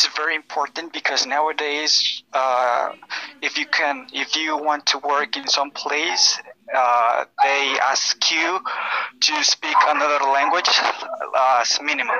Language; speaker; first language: English; non-native, fluent; Spanish